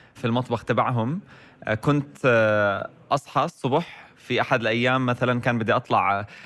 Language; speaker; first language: Arabic; native; Arabic